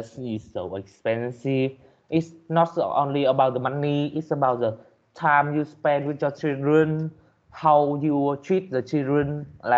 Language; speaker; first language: English; non-native, learner; Vietnamese